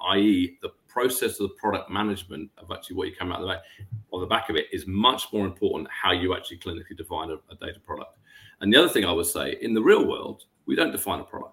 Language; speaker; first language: English; native; English